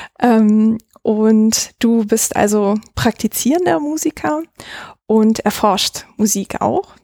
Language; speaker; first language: German; native; German